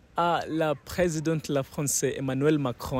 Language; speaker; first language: French; non-native, learner; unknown